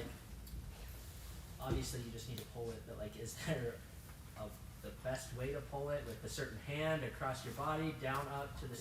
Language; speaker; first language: English; native; English